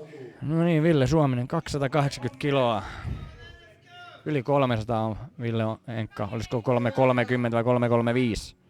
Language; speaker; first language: Finnish; native; Finnish